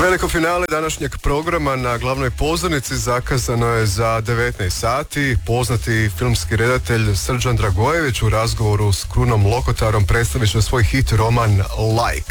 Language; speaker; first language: Serbian; native; Serbian